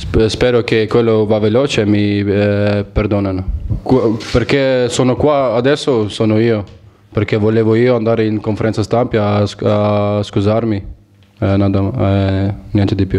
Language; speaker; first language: Italian; non-native, fluent; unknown